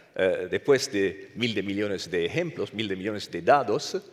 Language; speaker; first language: Spanish; non-native, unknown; Italian